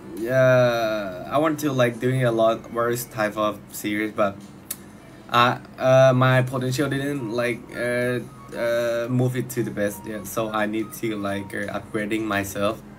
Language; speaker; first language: English; non-native, learner; Thai